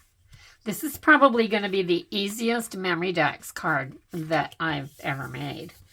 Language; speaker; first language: English; native; English